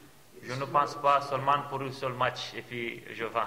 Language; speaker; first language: French; non-native, fluent; Romanian